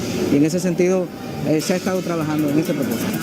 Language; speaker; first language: Spanish; native; Spanish